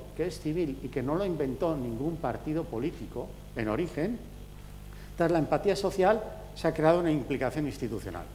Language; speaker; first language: Spanish; native; Spanish